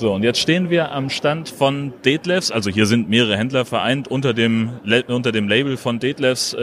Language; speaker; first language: German; native; German